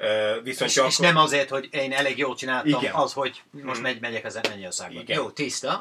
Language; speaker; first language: Hungarian; non-native, fluent; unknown